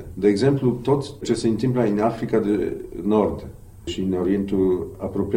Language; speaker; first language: Romanian; non-native, fluent; Polish